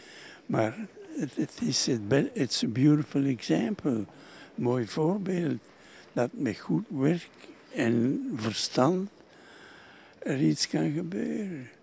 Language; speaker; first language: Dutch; non-native, local second language; French